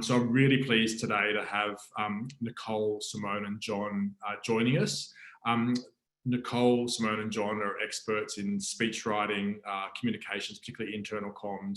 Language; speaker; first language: English; native; English